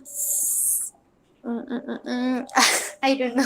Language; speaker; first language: English; non-native, learner; Spanish